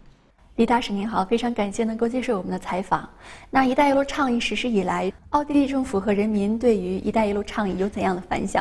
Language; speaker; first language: Chinese; native; Chinese